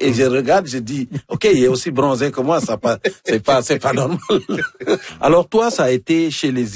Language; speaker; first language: French; native; French